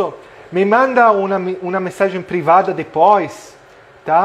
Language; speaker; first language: Italian; non-native, learner; Portuguese